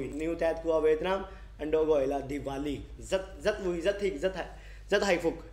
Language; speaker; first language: Vietnamese; non-native, learner; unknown